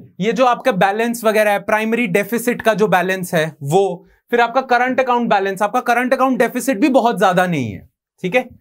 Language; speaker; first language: Hindi; native; Hindi